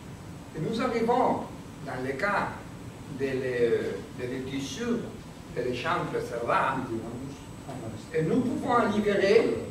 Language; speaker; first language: French; non-native, learner; Spanish